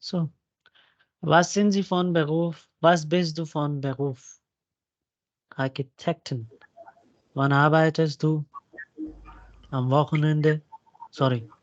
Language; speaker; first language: German; non-native, fluent; Urdu